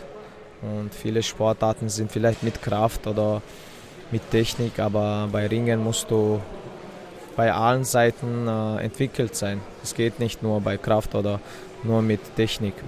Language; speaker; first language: German; non-native, fluent; Chechen